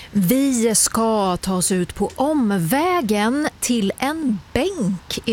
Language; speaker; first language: Swedish; native; Swedish